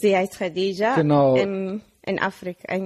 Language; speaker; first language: German; non-native, learner; Arabic